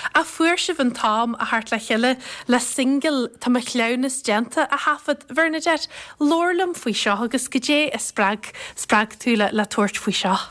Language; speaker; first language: Irish; native; Irish